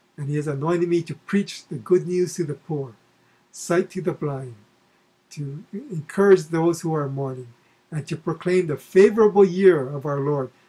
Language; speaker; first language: English; native; English